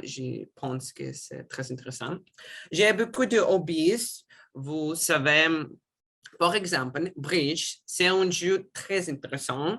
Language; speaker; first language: French; non-native, learner; Russian